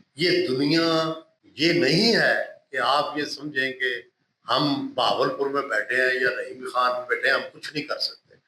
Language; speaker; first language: Urdu; non-native, local second language; Punjabi